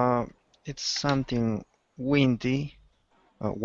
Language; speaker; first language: English; non-native, learner; Spanish